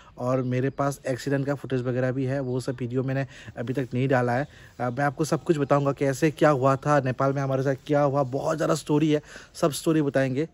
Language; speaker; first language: Hindi; non-native, local second language; Assamese